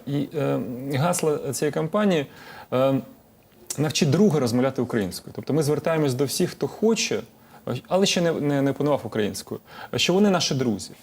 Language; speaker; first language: Ukrainian; non-native, local second language; Russian